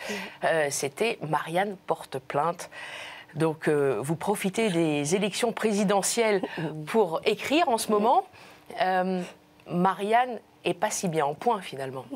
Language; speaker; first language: French; native; French